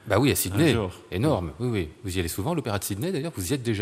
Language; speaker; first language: French; native; French